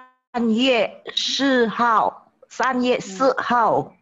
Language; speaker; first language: Chinese; non-native, learner; Indonesian